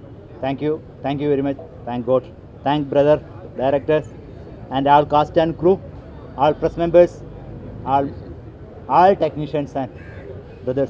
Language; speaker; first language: Tamil; non-native, local second language; Malayalam